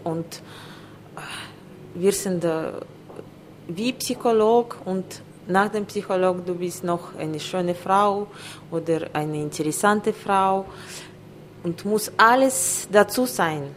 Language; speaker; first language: German; non-native, learner; Russian